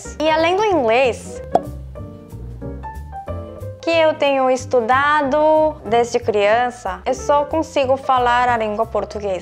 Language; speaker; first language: Portuguese; non-native, fluent; Korean